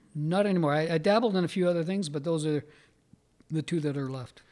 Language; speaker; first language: English; early bilingual, other home language; Italian